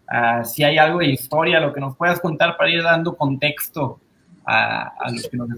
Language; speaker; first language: Spanish; native; Spanish